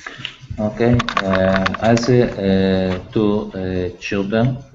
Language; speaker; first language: English; non-native, learner; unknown